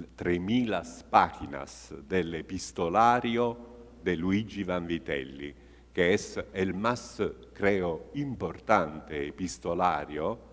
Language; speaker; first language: Spanish; non-native, fluent; Italian